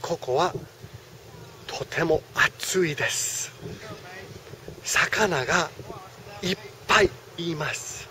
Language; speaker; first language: Japanese; non-native, fluent; English